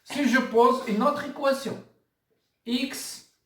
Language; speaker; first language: French; non-native, local second language; Arabic